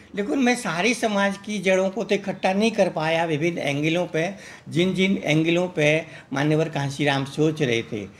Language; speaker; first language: Hindi; native; Hindi